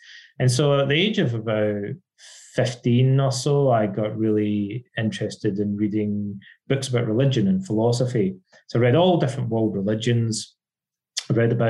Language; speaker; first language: English; native; English